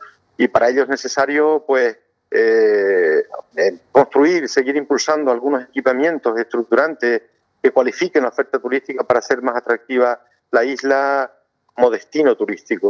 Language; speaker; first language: Spanish; native; Spanish